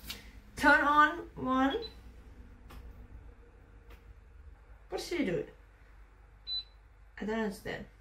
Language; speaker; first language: English; non-native, learner; Thai